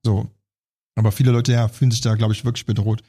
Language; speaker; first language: German; native; German